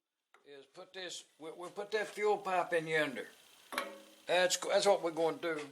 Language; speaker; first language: English; native; English